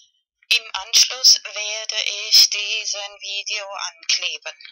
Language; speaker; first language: German; non-native, learner; Spanish